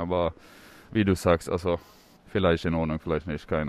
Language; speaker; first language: German; non-native, learner; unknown